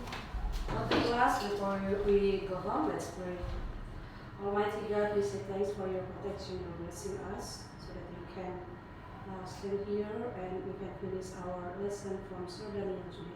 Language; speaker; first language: English; non-native, learner; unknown